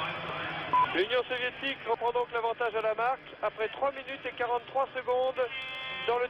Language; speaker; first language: French; native; French